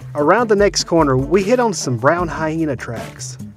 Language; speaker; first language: English; native; English